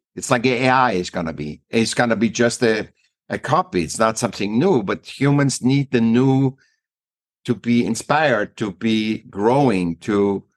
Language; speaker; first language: English; non-native, fluent; German